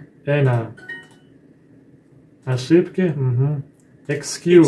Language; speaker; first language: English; non-native, learner; Russian